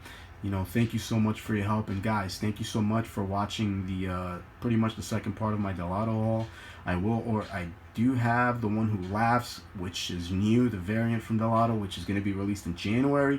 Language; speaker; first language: English; native; English